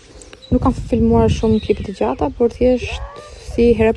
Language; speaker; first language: Albanian; early bilingual, heritage; Albanian